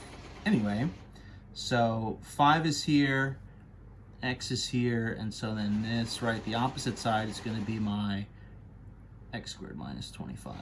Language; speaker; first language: English; native; English